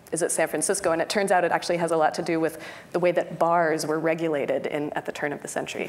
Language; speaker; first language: English; native; English